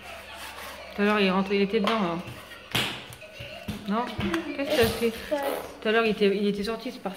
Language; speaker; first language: French; native; French